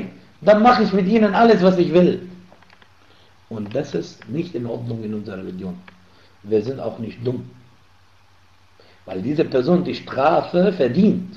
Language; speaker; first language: German; non-native, fluent; Arabic